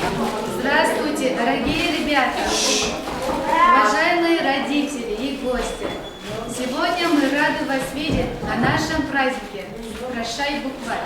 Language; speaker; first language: Russian; non-native, local second language; Kyrgyz